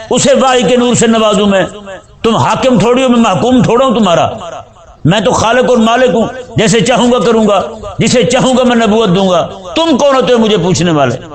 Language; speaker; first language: Urdu; non-native, local second language; Punjabi